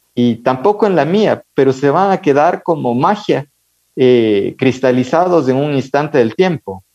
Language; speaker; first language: Spanish; native; Spanish